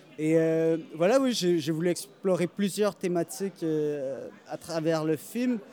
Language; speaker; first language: French; native; French